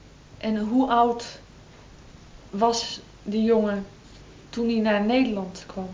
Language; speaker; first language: Dutch; native; Dutch